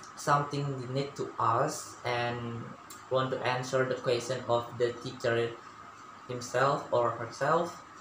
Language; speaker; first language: English; non-native, learner; Balinese